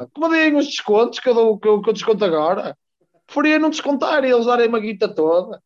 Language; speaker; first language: Portuguese; native; Portuguese